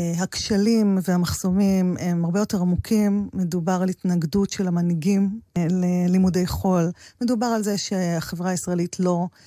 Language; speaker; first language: Hebrew; native; Hebrew